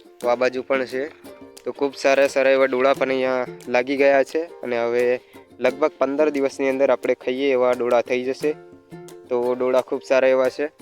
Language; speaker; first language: Gujarati; non-native, local second language; Rathawi